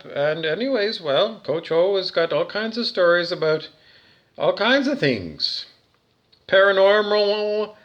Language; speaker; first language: English; native; English